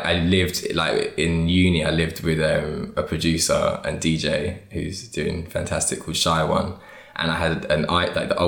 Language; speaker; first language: English; native; English